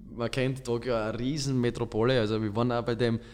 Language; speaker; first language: German; native; German